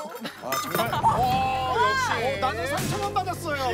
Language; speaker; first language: Korean; native; Korean